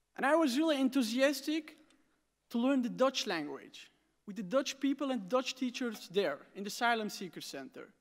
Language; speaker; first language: English; non-native, fluent; Arabic